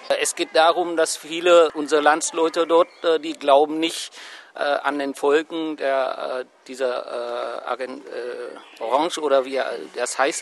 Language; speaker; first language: German; non-native, fluent; Vietnamese